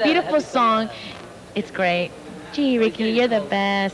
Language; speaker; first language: English; native; English